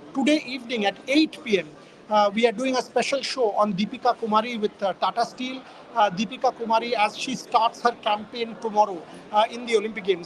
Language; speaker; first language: English; non-native, local second language; Bangla